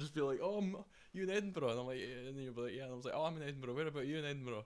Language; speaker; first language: English; native; English